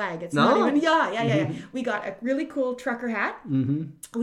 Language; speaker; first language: English; native; English